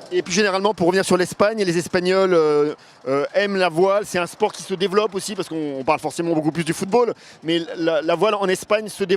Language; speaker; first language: French; native; French